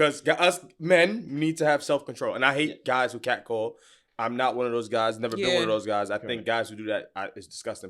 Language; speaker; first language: English; native; English